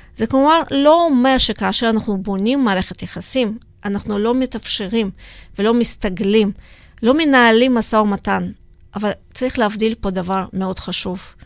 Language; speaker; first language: Hebrew; non-native, fluent; Russian